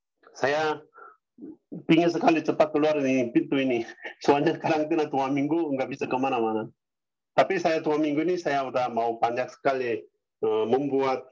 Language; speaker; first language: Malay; non-native, learner; Korean